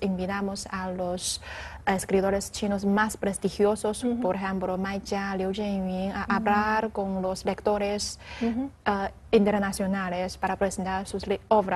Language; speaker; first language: Spanish; non-native, learner; Chinese